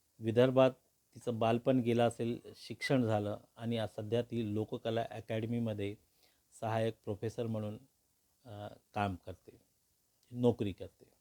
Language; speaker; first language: Marathi; non-native, local second language; Hindi